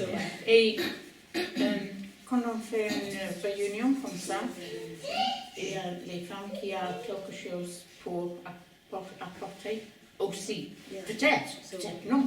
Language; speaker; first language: French; non-native, learner; English